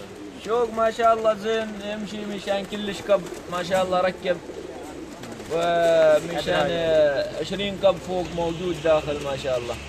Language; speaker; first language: Arabic; non-native, learner; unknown